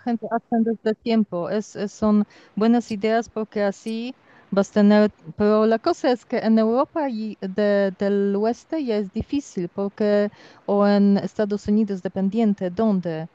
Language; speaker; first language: Spanish; non-native, learner; Polish